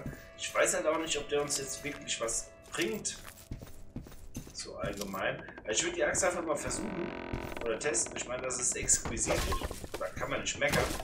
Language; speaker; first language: German; native; German